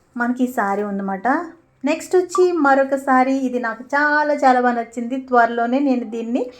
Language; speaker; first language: Telugu; native; Telugu